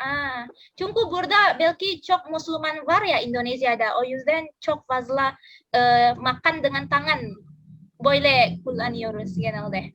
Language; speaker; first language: Turkish; non-native, learner; Indonesian